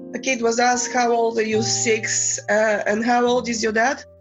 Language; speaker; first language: English; non-native, fluent; Bulgarian